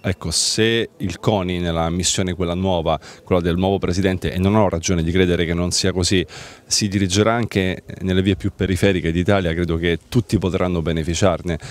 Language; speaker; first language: Italian; native; Italian